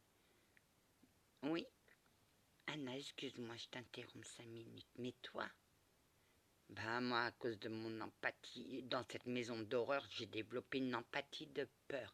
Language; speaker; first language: French; early bilingual, other home language; Portuguese